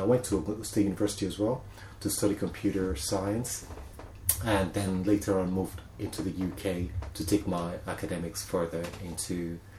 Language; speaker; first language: English; non-native, local second language; Yoruba